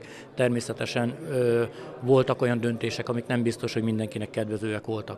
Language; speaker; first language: Hungarian; native; Hungarian